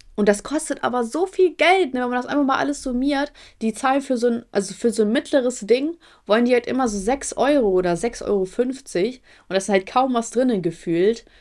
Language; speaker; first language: German; early bilingual, other home language; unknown